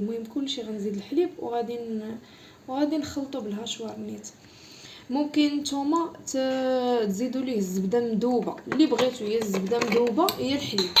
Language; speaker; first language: Arabic; native; Arabic